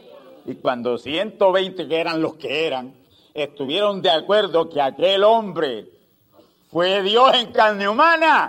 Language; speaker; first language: Spanish; native; Spanish